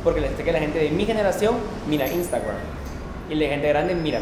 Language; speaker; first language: Spanish; native; Spanish